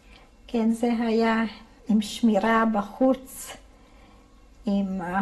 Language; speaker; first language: Hebrew; non-native, fluent; Hungarian